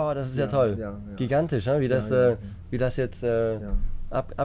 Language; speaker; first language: German; native; German